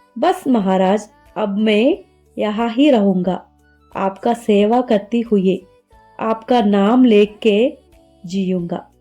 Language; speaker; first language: Hindi; non-native, local second language; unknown